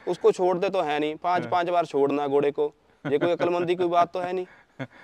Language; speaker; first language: Hindi; native; Hindi